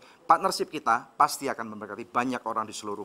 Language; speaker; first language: Indonesian; native; Indonesian